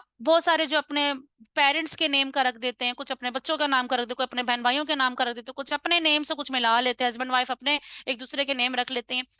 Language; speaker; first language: Urdu; non-native, local second language; Punjabi